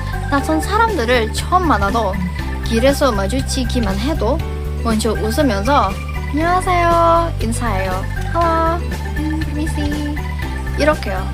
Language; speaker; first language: Korean; non-native, fluent; Indonesian